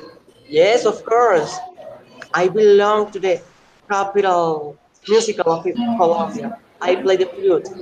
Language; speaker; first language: English; non-native, learner; Spanish